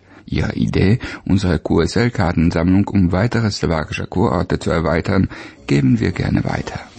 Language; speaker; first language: German; native; German